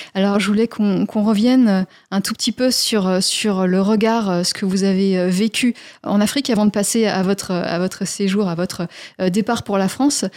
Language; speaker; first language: French; native; French